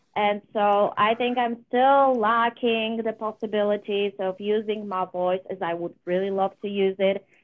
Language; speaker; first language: English; non-native, fluent; Polish